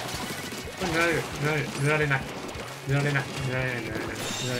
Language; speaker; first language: Japanese; native; Japanese